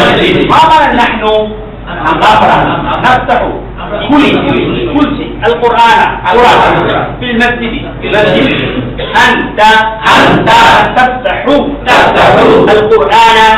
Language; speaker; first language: Arabic; non-native, fluent; Bangla